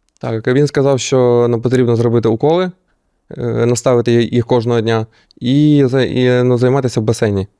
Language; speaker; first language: Ukrainian; non-native, local second language; Russian